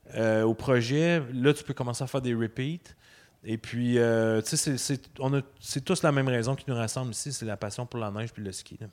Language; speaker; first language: French; native; French